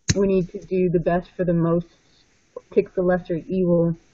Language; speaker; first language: English; native; English